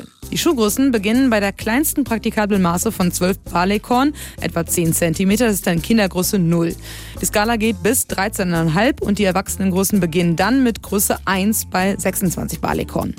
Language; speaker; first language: German; native; German